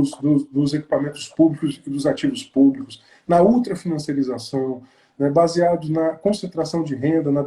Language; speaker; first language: Portuguese; native; Portuguese